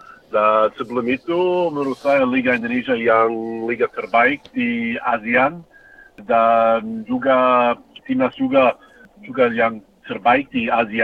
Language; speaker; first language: Indonesian; non-native, fluent; English